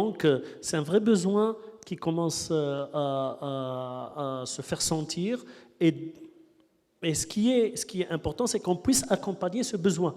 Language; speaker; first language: French; non-native, local second language; Arabic